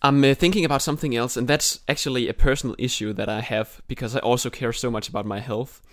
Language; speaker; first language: English; non-native, fluent; Danish